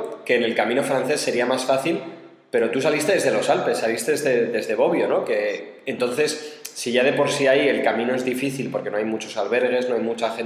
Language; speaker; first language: Spanish; native; Spanish